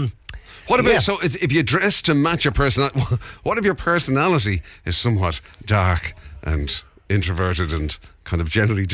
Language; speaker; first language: English; native; English